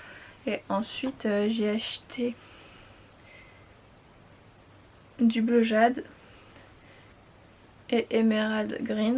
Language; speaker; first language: French; native; French